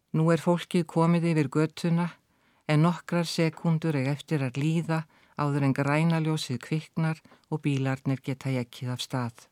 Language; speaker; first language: Icelandic; native; Icelandic